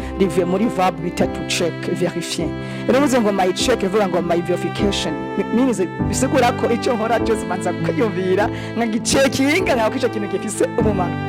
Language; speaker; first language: Rundi; native; Rundi